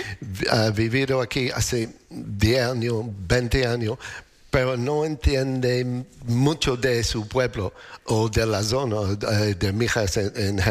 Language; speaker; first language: Spanish; non-native, learner; English